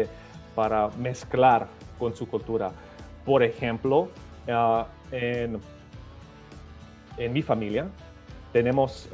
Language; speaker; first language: Spanish; early bilingual, other home language; Serbian